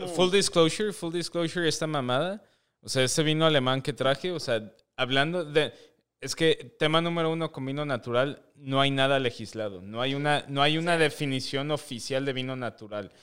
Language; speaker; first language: Spanish; native; Spanish